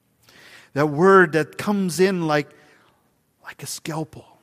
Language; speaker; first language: English; native; English